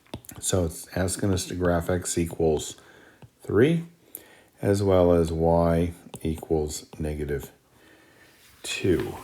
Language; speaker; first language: English; native; English